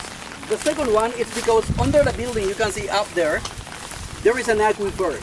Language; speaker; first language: English; non-native, fluent; Spanish